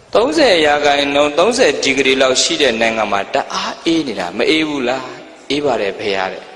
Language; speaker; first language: Burmese; native; Burmese